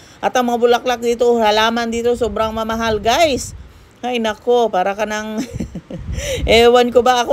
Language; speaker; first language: Filipino; non-native, local second language; Cebuano